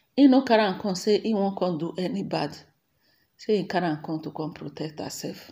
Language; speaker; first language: Nigerian Pidgin; non-native, local second language; Igbo